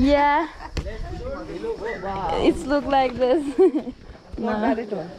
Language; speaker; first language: English; non-native, learner; Turkish